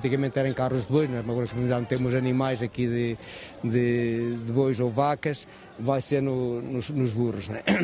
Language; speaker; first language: Portuguese; native; Portuguese